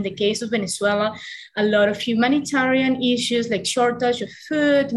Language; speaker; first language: English; non-native, fluent; Spanish